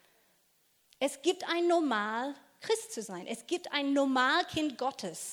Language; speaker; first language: German; non-native, fluent; English